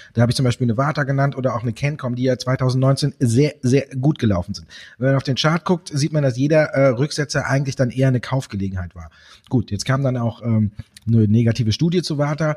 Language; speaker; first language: German; native; German